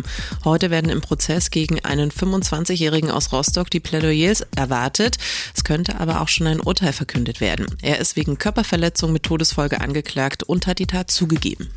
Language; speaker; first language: German; native; German